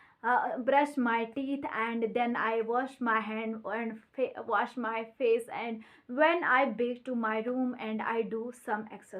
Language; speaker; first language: English; non-native, learner; Hindi